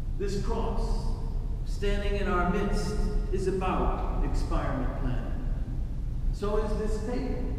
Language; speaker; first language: English; native; English